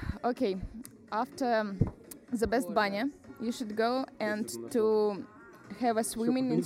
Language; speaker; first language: English; non-native, learner; Russian